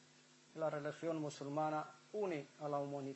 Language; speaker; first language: Spanish; non-native, fluent; Arabic